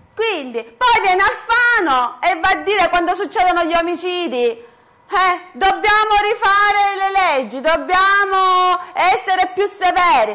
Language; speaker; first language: Italian; native; Italian